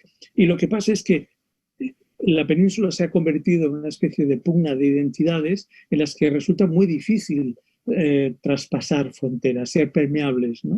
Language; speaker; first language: Spanish; native; Spanish